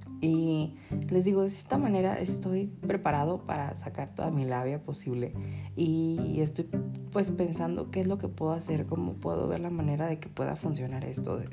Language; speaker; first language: Spanish; native; Spanish